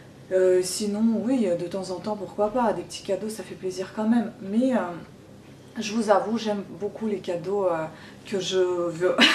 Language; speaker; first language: French; non-native, fluent; Russian